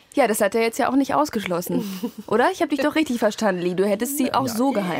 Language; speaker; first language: German; native; German